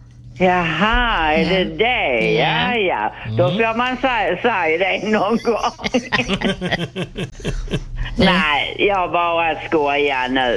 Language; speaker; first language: Swedish; native; Swedish